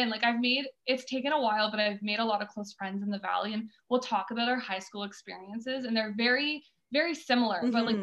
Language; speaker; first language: English; native; English